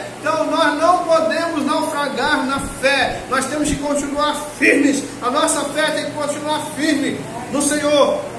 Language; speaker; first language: Portuguese; native; Portuguese